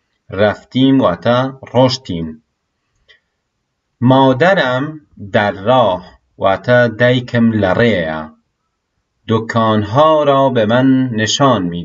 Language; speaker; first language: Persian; non-native, fluent; Central Kurdish